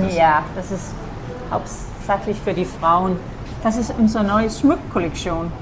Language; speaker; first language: German; non-native, fluent; Danish